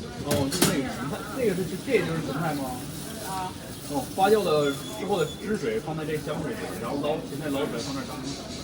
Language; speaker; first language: Chinese; native; Chinese